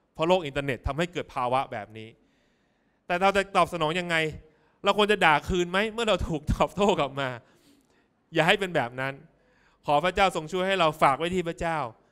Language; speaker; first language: Thai; native; Thai